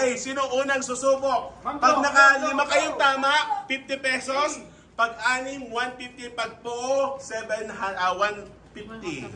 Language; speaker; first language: Filipino; native; Filipino